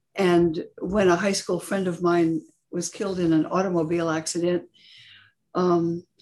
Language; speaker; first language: English; native; English